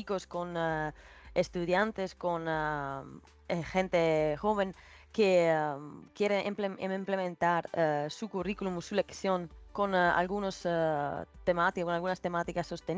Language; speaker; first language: Spanish; non-native, fluent; Italian